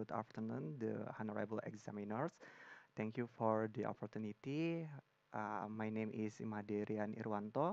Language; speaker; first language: English; non-native, learner; Indonesian